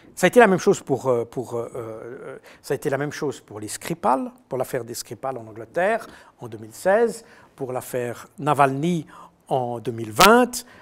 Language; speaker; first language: French; native; French